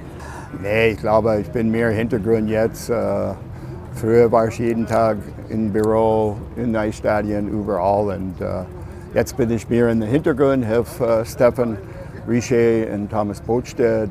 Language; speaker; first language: German; non-native, fluent; English